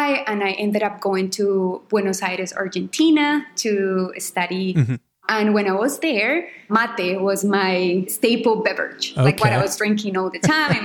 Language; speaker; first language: English; non-native, fluent; Spanish